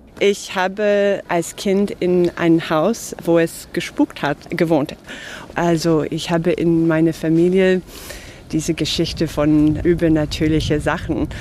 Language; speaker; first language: German; non-native, fluent; English